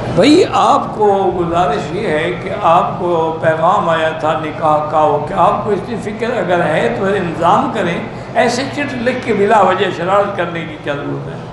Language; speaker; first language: Urdu; native; Urdu